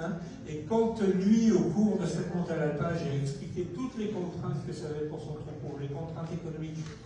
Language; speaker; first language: French; native; French